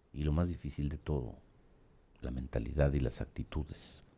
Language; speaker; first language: Spanish; native; Spanish